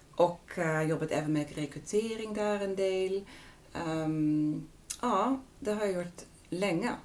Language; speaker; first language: Swedish; non-native, fluent; Dutch